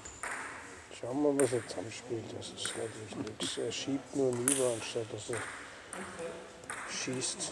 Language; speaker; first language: German; native; German